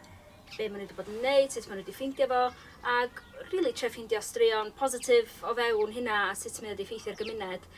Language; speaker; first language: Welsh; native; Welsh